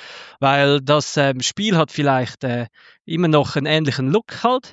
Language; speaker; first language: German; native; German